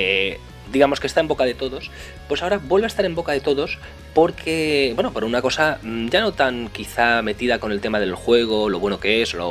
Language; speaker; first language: Spanish; native; Spanish